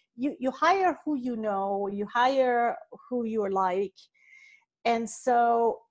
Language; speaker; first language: English; non-native, fluent; Persian